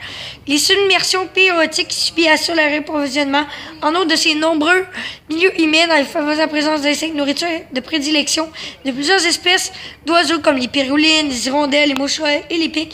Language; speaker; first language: French; native; French